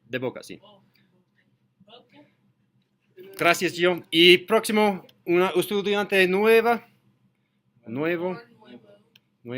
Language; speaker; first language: Spanish; non-native, learner; English